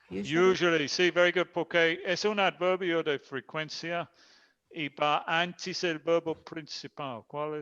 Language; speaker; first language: Spanish; non-native, fluent; English